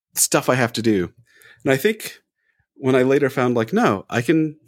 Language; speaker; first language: English; native; English